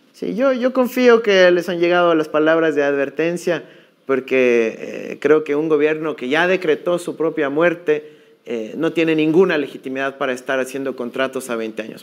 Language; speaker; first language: Spanish; native; Spanish